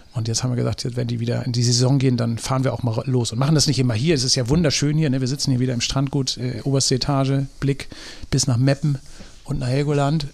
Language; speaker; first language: German; native; German